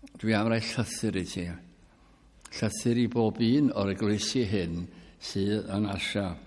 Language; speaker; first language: Welsh; early bilingual, heritage; Welsh